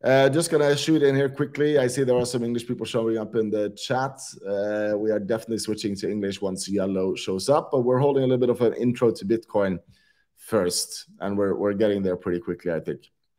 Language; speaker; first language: English; non-native, fluent; Norwegian